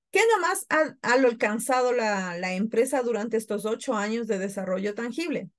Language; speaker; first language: Spanish; native; Spanish